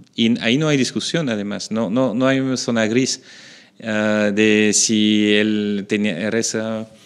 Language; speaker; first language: Spanish; non-native, fluent; French